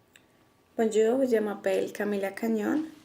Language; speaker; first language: French; non-native, learner; Spanish